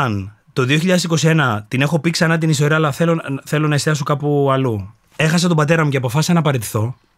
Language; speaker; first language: Greek; native; Greek